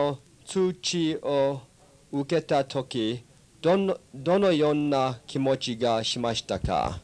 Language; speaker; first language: Japanese; early bilingual, heritage; English